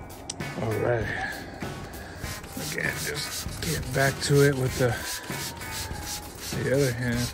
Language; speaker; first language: English; native; English